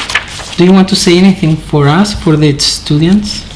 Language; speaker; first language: English; non-native, fluent; Spanish